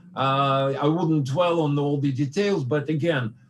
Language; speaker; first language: English; non-native, fluent; Russian